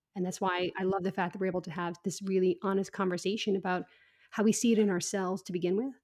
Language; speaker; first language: English; native; English